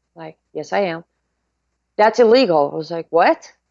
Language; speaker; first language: English; non-native, fluent; Persian